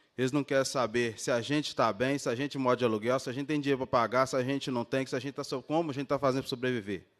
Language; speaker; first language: Portuguese; native; Portuguese